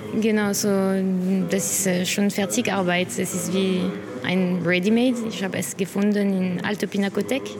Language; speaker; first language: German; non-native, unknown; French